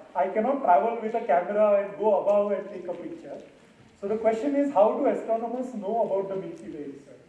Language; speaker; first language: English; non-native, local second language; Marathi